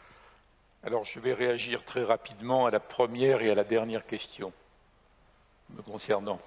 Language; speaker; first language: French; native; French